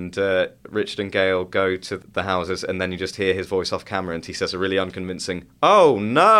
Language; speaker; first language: English; native; English